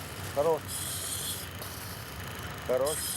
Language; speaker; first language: Russian; native; Russian